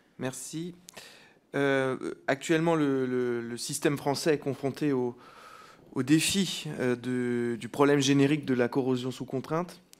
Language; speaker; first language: French; native; French